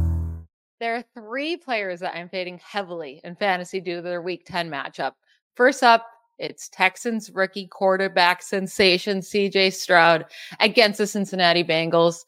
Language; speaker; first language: English; native; English